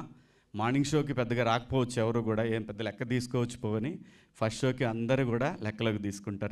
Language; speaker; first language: Telugu; native; Telugu